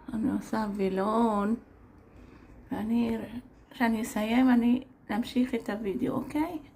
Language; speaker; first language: Hebrew; non-native, learner; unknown